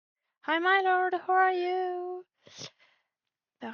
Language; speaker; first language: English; non-native, learner; French